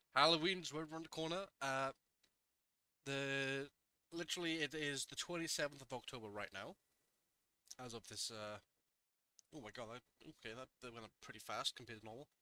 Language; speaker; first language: English; native; English